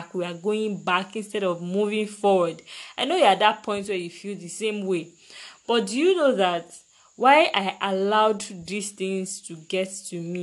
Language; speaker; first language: English; non-native, local second language; Yoruba